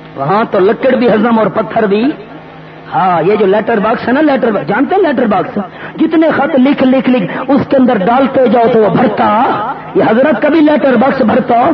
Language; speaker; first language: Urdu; non-native, local second language; Pashto